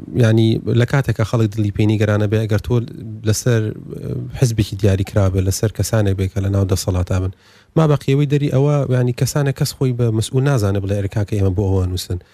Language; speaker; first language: Central Kurdish; early bilingual, heritage; Central Kurdish